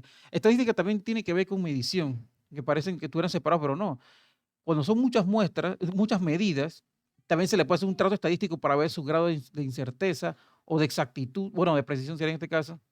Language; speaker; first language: Spanish; native; Spanish